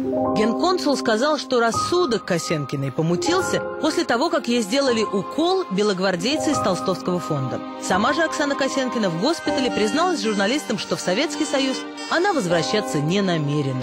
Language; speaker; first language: Russian; native; Russian